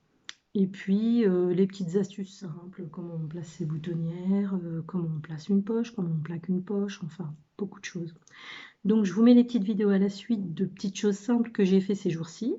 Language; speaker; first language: French; native; French